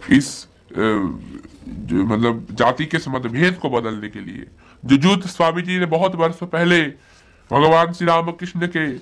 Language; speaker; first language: Hindi; non-native, local second language; Bangla